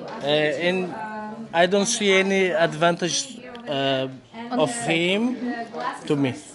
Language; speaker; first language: English; non-native, fluent; Portuguese